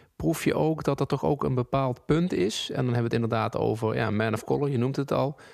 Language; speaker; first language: Dutch; native; Dutch